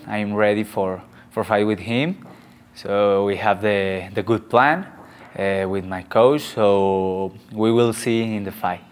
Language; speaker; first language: English; non-native, learner; Spanish